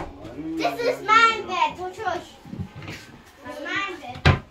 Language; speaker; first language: German; early bilingual, other home language; Romanian